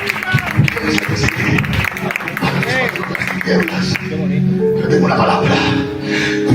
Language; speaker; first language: Spanish; native; Spanish